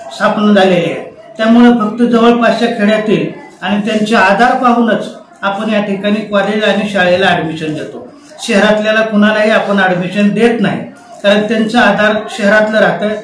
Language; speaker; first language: Marathi; native; Marathi